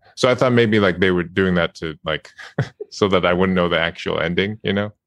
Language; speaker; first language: English; non-native, fluent; Japanese